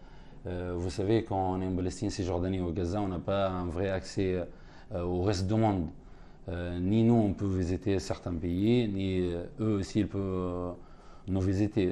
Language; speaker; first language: French; non-native, fluent; Arabic